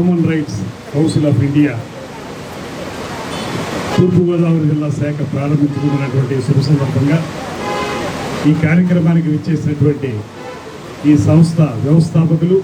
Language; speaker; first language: Telugu; native; Telugu